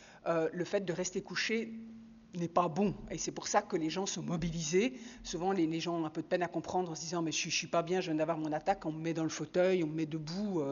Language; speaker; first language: French; native; French